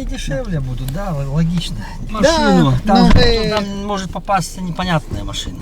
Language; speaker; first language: Russian; native; Russian